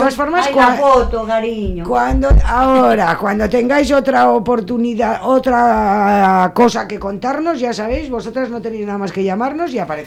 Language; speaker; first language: Spanish; native; Spanish